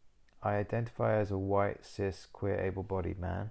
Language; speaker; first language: English; native; English